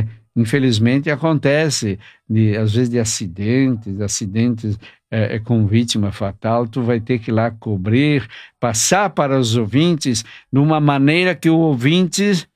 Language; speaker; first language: Portuguese; native; Portuguese